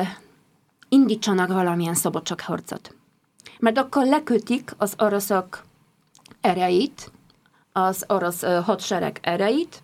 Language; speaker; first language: Hungarian; non-native, fluent; Polish